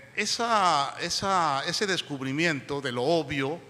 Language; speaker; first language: Spanish; native; Spanish